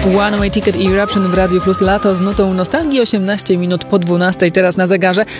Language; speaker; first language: Polish; native; Polish